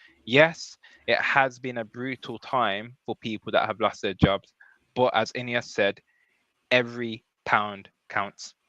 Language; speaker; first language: English; native; English